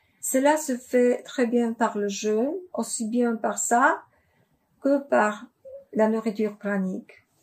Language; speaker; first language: French; non-native, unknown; Polish